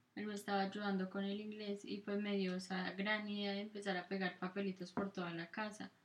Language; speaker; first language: Spanish; native; Spanish